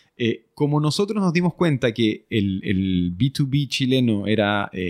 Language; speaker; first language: Spanish; early bilingual, other home language; French